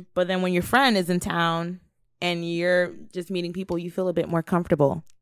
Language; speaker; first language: English; native; English